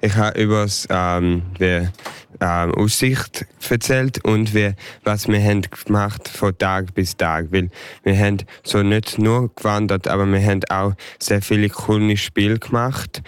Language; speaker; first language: German; early bilingual, heritage; English